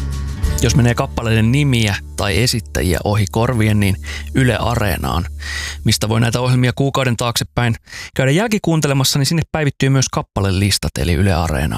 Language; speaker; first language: Finnish; native; Finnish